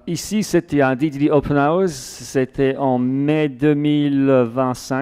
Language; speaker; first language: French; non-native, fluent; English